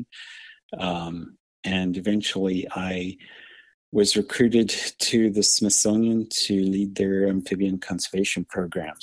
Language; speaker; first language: English; native; English